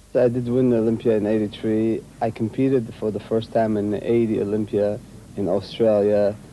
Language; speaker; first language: English; non-native, fluent; Arabic